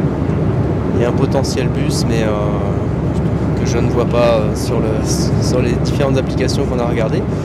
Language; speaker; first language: French; native; French